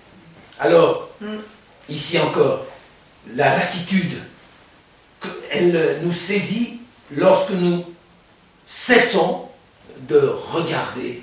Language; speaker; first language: French; native; French